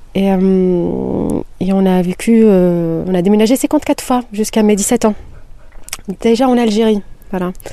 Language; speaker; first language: French; non-native, local second language; Kabyle